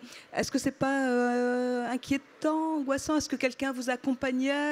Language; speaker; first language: French; native; French